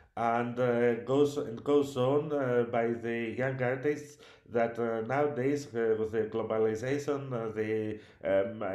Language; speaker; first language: English; non-native, learner; Greek